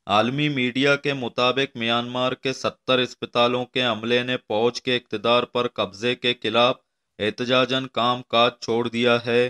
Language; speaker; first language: Urdu; non-native, local second language; Baluchi